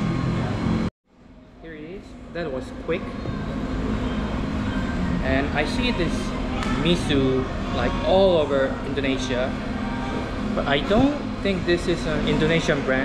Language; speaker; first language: English; non-native, fluent; Korean